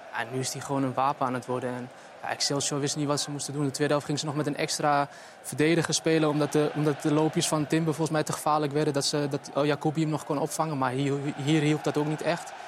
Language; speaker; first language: Dutch; early bilingual, other home language; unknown